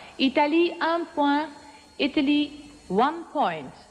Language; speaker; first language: English; non-native, fluent; Dutch